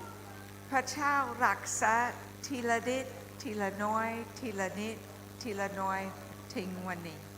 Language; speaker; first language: Thai; non-native, learner; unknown